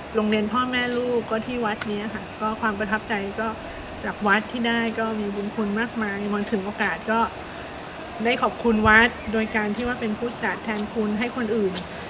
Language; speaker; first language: Thai; native; Thai